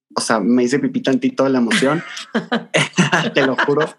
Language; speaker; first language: Spanish; native; Spanish